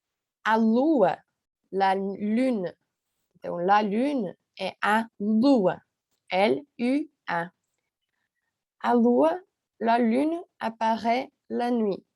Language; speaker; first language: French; non-native, learner; Portuguese